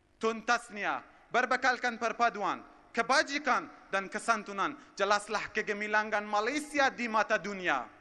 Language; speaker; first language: Malay; non-native, fluent; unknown